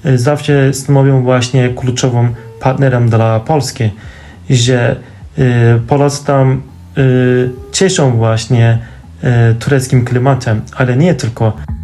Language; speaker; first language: Polish; non-native, fluent; Turkish